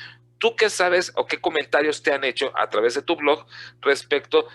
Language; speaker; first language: Spanish; native; Spanish